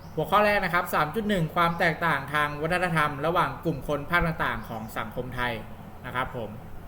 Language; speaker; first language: Thai; native; Thai